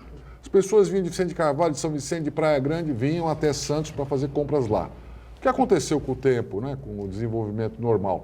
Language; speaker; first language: Portuguese; native; Portuguese